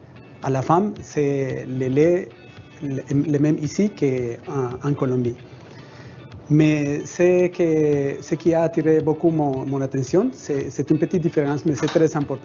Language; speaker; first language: French; non-native, fluent; Spanish